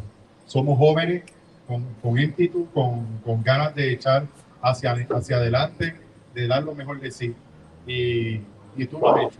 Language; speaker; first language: Spanish; native; Spanish